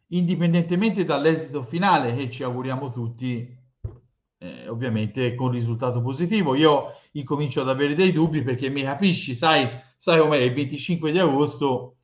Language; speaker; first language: Italian; native; Italian